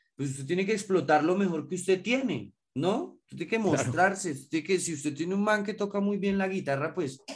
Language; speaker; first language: Spanish; native; Spanish